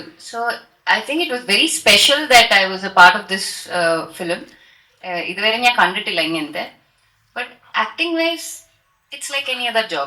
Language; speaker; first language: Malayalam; early bilingual, heritage; Malayalam